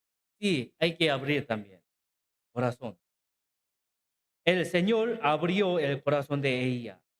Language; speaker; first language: Spanish; non-native, learner; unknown